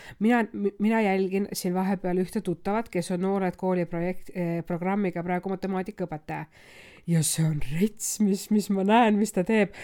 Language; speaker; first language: Estonian; non-native, local second language; Russian